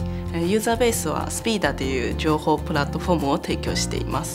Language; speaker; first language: Japanese; non-native, fluent; Chinese